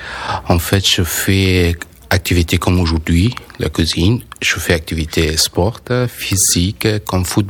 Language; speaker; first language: French; non-native, learner; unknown